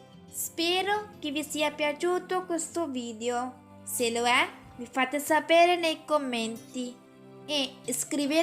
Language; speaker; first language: Italian; non-native, fluent; Urdu